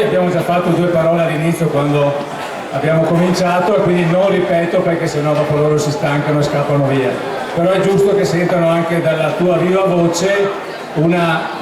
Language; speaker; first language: Italian; native; Italian